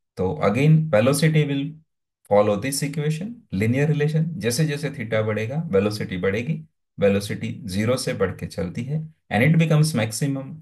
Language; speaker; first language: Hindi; non-native, local second language; Gujarati